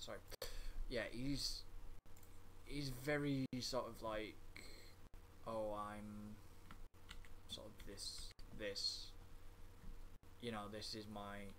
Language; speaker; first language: English; native; English